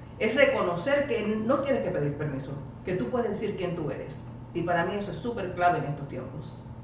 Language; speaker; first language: Spanish; native; Spanish